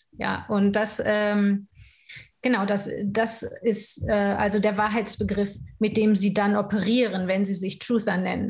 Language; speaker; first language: German; native; German